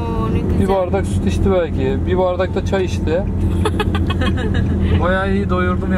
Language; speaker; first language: Turkish; native; Turkish